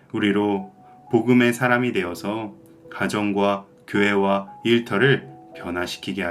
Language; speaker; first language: Korean; native; Korean